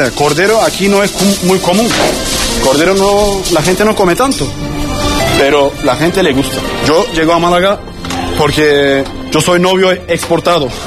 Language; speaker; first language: Spanish; non-native, learner; Turkish